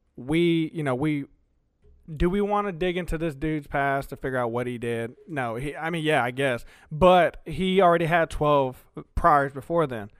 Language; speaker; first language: English; early bilingual, other home language; Spanish